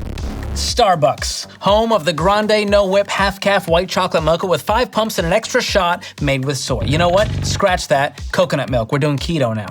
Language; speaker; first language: English; native; English